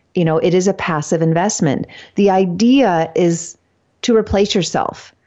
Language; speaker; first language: English; native; English